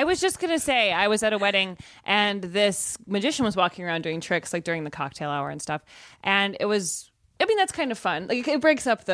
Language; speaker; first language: English; native; English